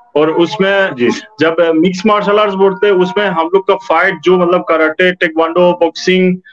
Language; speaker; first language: Hindi; native; Hindi